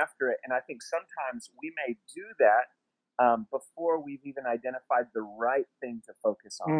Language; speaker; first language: English; native; English